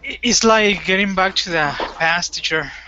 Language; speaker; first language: English; non-native, fluent; Spanish